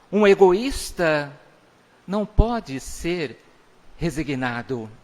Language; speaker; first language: Portuguese; native; Portuguese